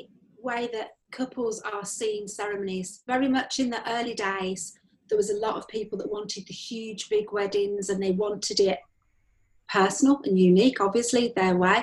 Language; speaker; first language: English; native; English